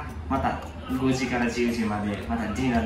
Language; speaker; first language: Japanese; non-native, fluent; Nepali